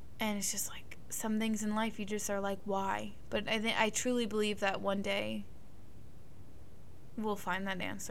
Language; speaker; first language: English; native; English